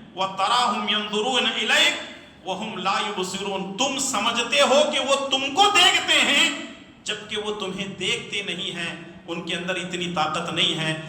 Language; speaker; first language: Urdu; native; Urdu